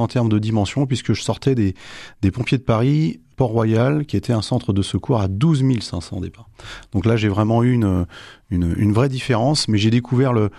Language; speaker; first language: French; native; French